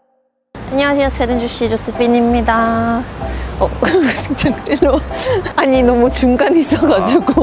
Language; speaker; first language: Korean; non-native, fluent; Swedish